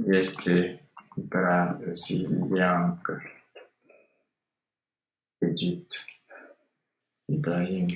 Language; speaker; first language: Romanian; non-native, fluent; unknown